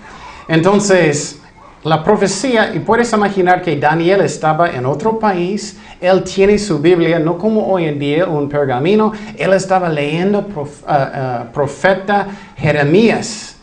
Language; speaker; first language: Spanish; non-native, fluent; English